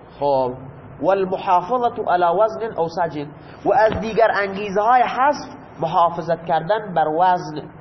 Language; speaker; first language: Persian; non-native, local second language; Baluchi